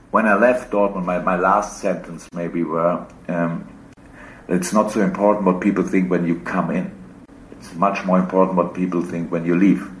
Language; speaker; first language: English; non-native, fluent; German